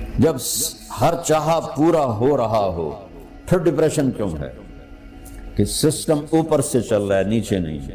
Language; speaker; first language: Urdu; non-native, local second language; Punjabi